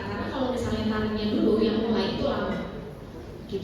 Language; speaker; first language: Indonesian; native; Indonesian